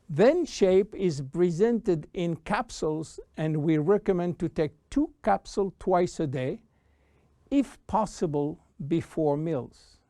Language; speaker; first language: English; non-native, fluent; French